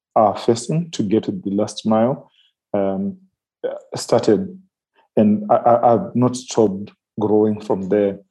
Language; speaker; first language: English; non-native, local second language; Shona